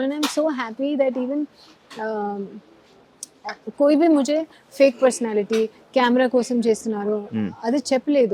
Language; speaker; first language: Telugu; non-native, learner; Hindi